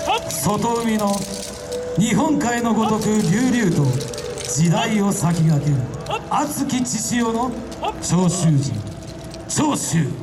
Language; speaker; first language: Japanese; native; Japanese